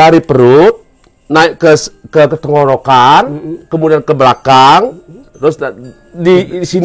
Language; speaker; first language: Indonesian; native; Indonesian